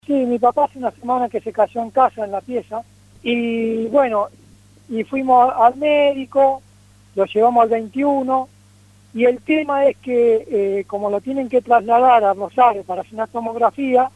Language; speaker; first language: Spanish; native; Spanish